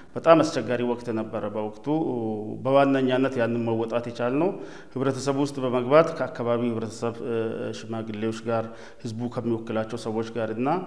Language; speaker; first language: Amharic; non-native, local second language; Oromo